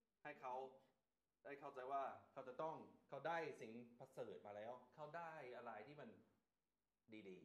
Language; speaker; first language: Thai; non-native, fluent; English